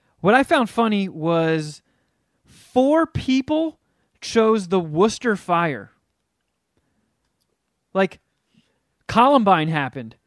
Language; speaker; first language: English; native; English